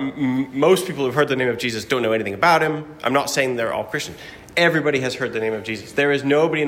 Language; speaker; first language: English; native; English